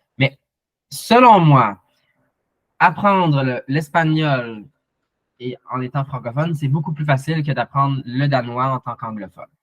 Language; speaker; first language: French; native; French